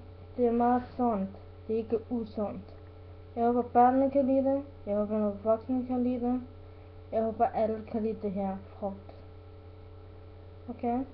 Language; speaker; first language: Danish; non-native, learner; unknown